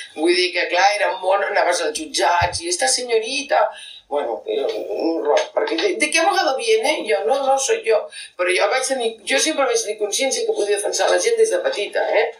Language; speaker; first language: Catalan; native; Catalan